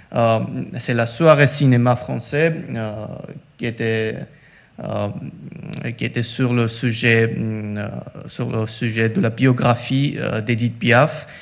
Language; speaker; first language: French; non-native, learner; Georgian